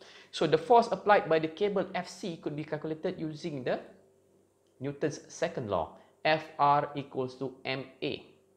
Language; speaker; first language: English; non-native, local second language; Malay